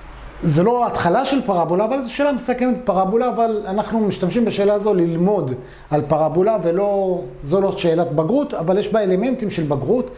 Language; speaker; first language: Hebrew; native; Hebrew